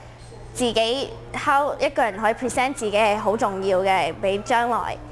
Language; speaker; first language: Cantonese; early bilingual, heritage; Cantonese